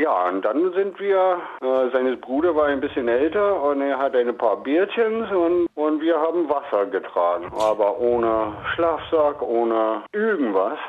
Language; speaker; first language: German; non-native, fluent; English